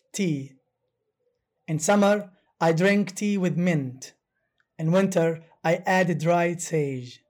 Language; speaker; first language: English; non-native, fluent; Arabic